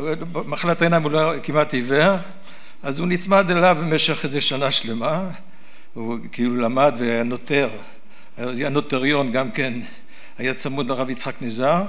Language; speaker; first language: Hebrew; early bilingual, other home language; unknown